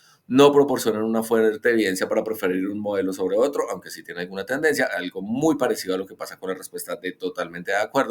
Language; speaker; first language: Spanish; native; Spanish